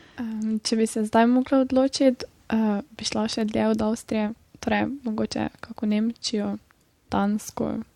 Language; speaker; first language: Slovenian; native; Slovenian